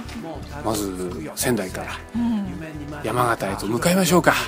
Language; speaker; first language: Japanese; native; Japanese